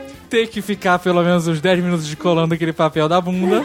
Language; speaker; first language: Portuguese; native; Portuguese